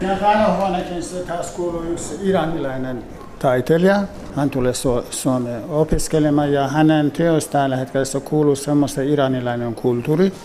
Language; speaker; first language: Finnish; non-native, learner; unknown